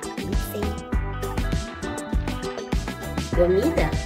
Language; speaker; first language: Spanish; non-native, learner; Ukrainian